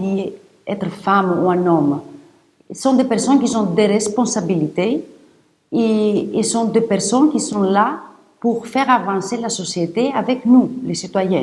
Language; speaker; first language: French; non-native, fluent; Greek